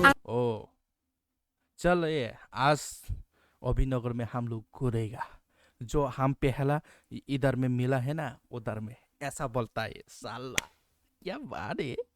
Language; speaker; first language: Hindi; non-native, local second language; Kok Borok